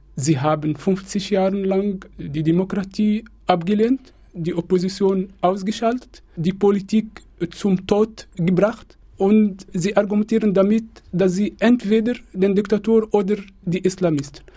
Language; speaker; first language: German; non-native, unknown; Arabic